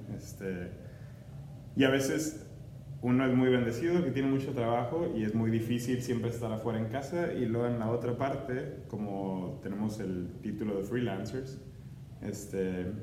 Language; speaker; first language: Spanish; native; Spanish